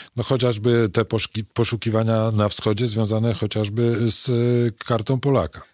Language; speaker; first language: Polish; native; Polish